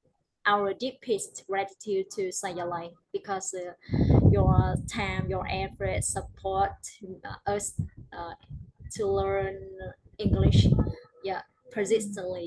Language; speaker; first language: English; non-native, learner; Vietnamese